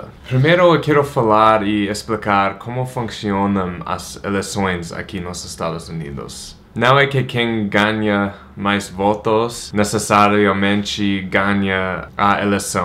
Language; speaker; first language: Portuguese; non-native, fluent; English